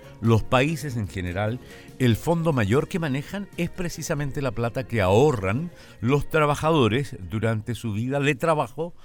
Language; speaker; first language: Spanish; native; Spanish